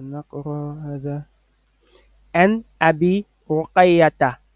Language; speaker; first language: Arabic; non-native, fluent; French